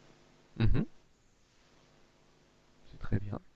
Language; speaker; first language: French; native; French